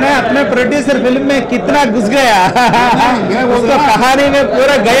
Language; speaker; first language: Hindi; non-native, local second language; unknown